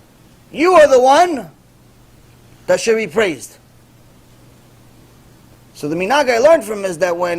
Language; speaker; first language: English; non-native, fluent; Hebrew